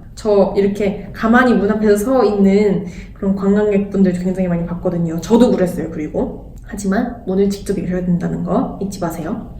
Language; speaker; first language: Korean; native; Korean